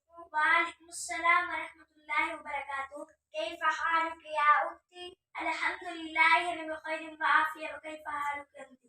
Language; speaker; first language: Arabic; non-native, learner; Urdu